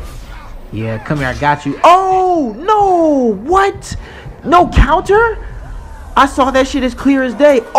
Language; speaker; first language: English; native; English